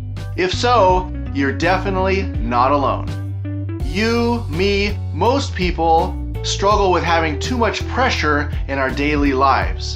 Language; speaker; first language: English; native; English